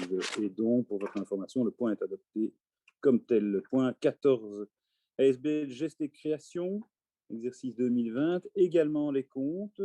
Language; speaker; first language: French; native; French